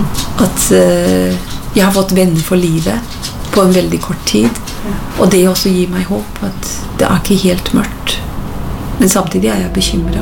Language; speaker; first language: Norwegian; non-native, fluent; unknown